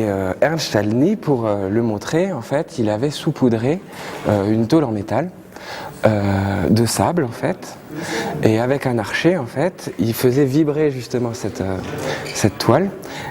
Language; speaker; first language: French; native; French